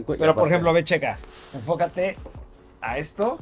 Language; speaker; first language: Spanish; native; Spanish